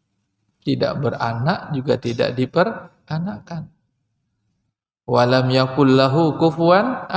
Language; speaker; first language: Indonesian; non-native, local second language; Banjar